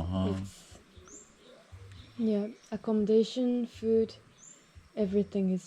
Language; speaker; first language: English; non-native, fluent; Japanese